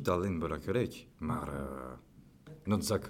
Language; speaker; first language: Dutch; non-native, learner; French